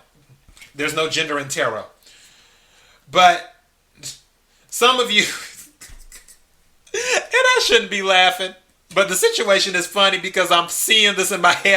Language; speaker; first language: English; native; English